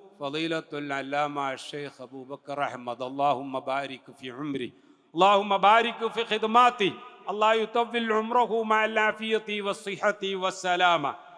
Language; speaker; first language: Arabic; non-native, fluent; Malayalam